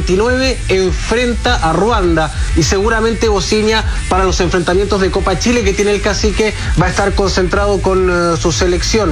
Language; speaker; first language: Spanish; native; Spanish